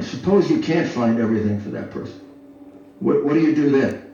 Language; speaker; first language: English; native; English